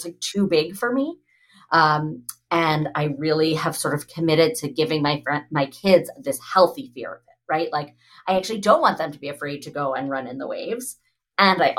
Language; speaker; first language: English; native; English